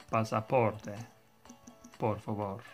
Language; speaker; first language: Spanish; non-native, learner; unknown